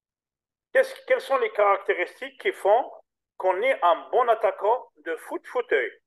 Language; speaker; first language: French; native; French